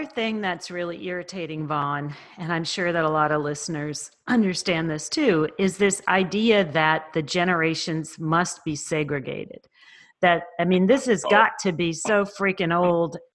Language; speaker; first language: English; native; English